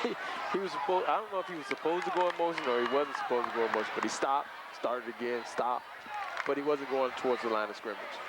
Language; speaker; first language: English; native; English